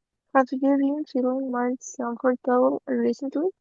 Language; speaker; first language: English; non-native, learner; Spanish